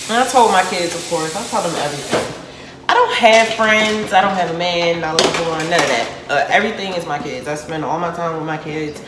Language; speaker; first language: English; native; English